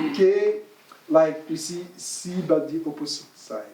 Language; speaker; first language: English; non-native, local second language; Akan